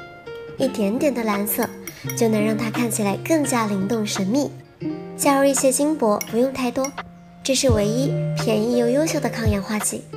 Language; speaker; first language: Chinese; native; Chinese